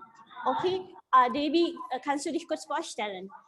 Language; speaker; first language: German; non-native, fluent; Indonesian